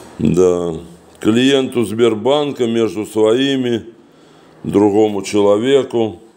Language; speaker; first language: Russian; native; Russian